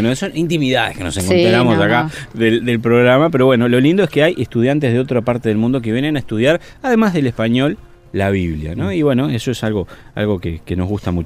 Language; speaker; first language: Spanish; native; Spanish